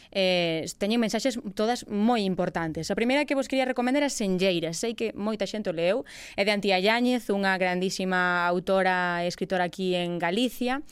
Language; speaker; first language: Galician; native; Galician